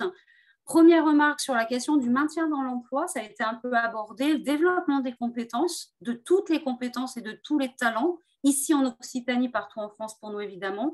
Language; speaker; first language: French; native; French